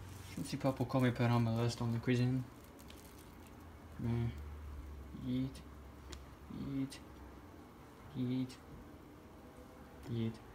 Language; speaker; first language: French; non-native, learner; English